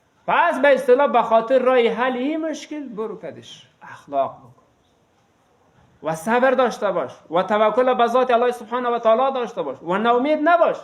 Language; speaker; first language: Persian; native; Persian